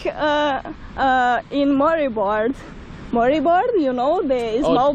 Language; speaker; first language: English; non-native, learner; Portuguese